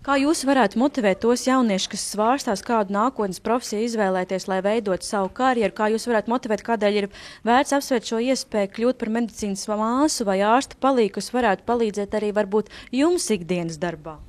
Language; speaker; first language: Latvian; native; Latvian